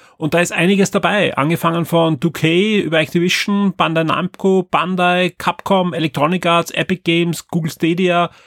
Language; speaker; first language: German; native; German